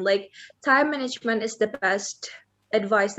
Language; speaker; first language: English; non-native, fluent; Indonesian